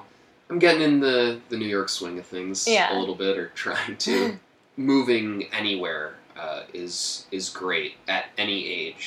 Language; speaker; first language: English; native; English